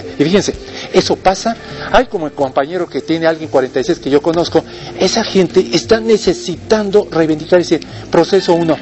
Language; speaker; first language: Spanish; native; Spanish